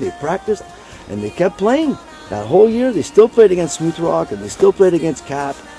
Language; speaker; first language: English; native; English